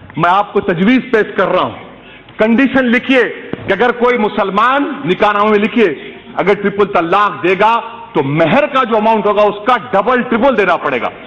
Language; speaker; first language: Urdu; native; Urdu